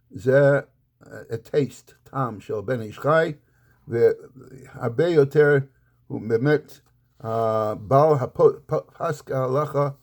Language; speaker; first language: Hebrew; non-native, fluent; English